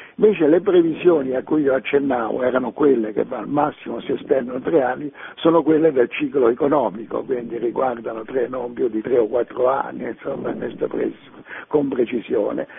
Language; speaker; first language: Italian; native; Italian